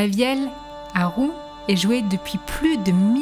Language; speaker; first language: French; native; French